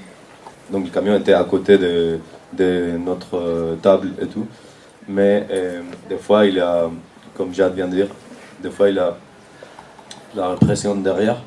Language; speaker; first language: French; non-native, fluent; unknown